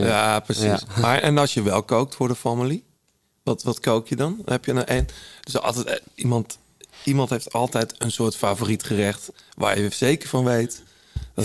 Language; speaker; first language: Dutch; native; Dutch